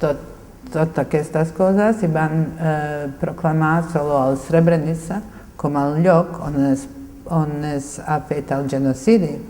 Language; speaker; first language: Catalan; non-native, fluent; Bosnian